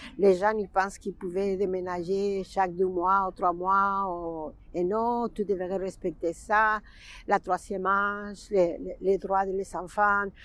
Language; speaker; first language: French; non-native, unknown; Spanish